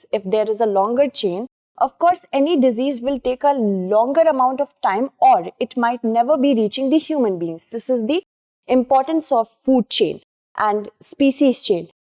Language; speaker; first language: English; non-native, local second language; Hindi